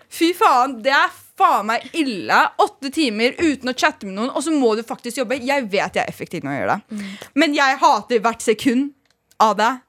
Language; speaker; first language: Norwegian; early bilingual, other home language; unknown